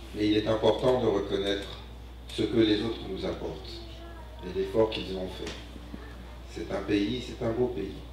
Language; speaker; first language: French; non-native, local second language; Arabic